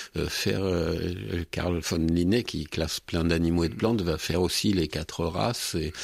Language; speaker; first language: French; native; French